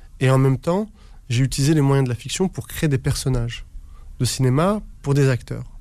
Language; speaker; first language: French; early bilingual, other home language; Arabic